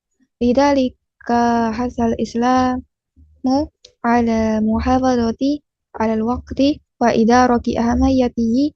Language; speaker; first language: Arabic; non-native, learner; Indonesian